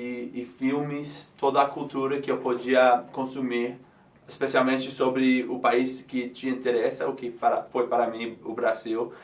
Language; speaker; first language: Portuguese; non-native, fluent; English